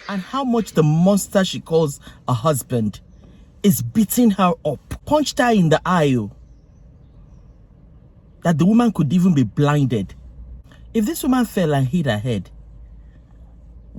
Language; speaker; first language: English; non-native, local second language; Yoruba